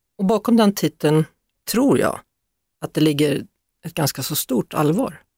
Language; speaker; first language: Swedish; native; Swedish